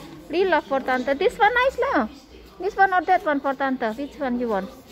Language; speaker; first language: English; non-native, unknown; Indonesian